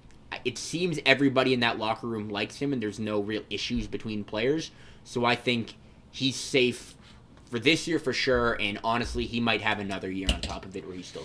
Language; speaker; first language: English; native; English